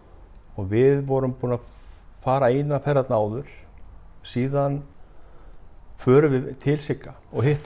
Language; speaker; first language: Icelandic; native; Icelandic